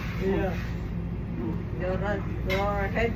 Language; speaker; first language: English; non-native, learner; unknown